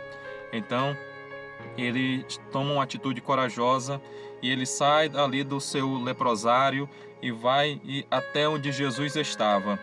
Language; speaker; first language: Portuguese; native; Portuguese